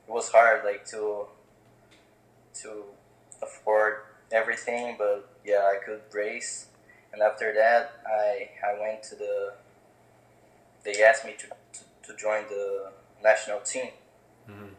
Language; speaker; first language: English; non-native, fluent; Portuguese